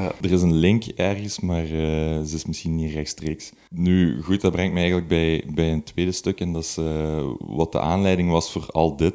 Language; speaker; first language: Dutch; native; Dutch